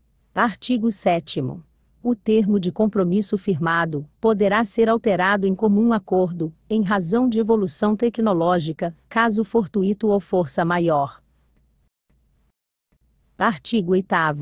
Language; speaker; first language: Portuguese; native; Portuguese